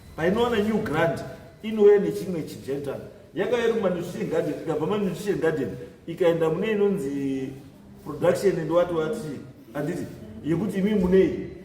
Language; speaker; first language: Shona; native; Shona